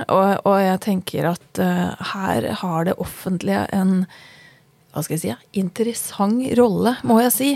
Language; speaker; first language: Norwegian; native; Norwegian